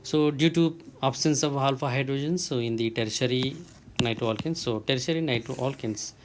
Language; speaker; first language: English; non-native, local second language; Telugu